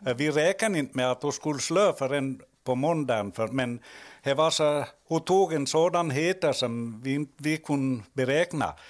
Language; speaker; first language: Swedish; native; Swedish